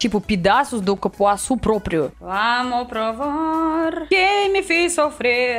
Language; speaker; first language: Portuguese; non-native, learner; Russian